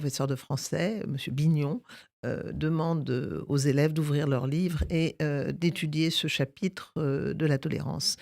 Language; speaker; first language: French; native; French